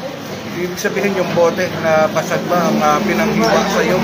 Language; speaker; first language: Filipino; native; Filipino